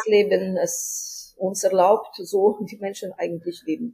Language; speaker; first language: German; non-native, fluent; Ukrainian